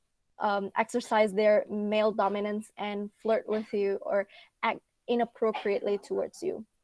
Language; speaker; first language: English; non-native, fluent; Indonesian